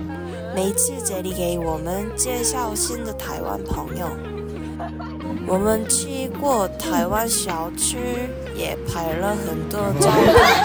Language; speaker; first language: Chinese; non-native, learner; Korean